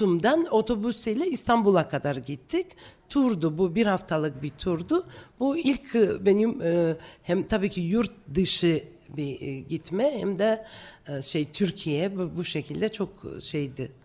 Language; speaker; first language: Turkish; non-native, fluent; Georgian